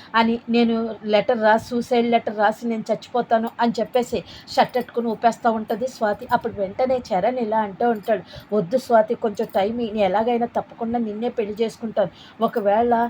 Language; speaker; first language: Telugu; native; Telugu